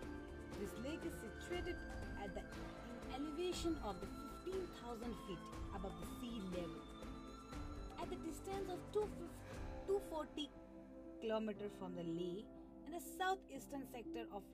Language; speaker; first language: English; non-native, local second language; Ladakhi